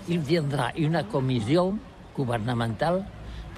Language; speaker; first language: French; non-native, learner; Catalan